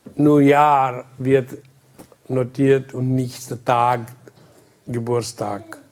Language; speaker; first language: German; non-native, learner; Hindi